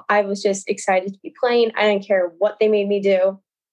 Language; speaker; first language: English; native; English